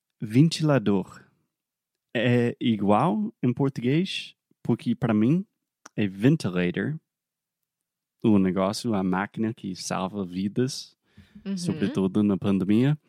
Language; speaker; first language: Portuguese; non-native, fluent; English